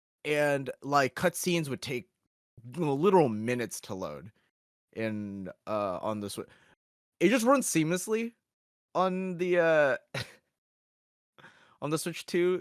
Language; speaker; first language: English; native; English